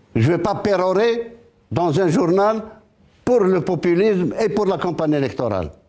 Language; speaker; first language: French; non-native, local second language; Arabic